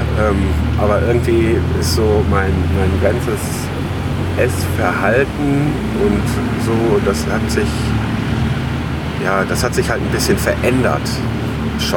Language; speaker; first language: German; native; German